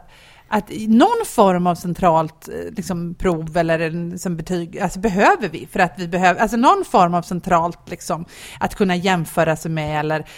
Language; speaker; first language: Swedish; native; Swedish